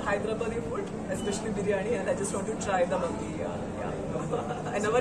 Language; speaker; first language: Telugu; non-native, learner; Malayalam